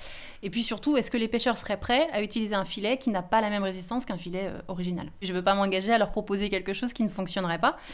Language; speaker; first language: French; native; French